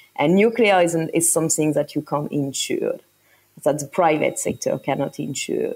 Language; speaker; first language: English; non-native, fluent; French